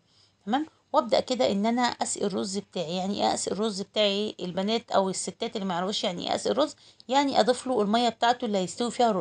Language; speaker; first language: Arabic; native; Arabic